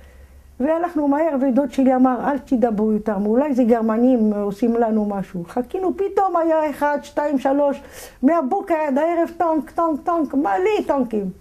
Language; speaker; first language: Hebrew; non-native, fluent; Arabic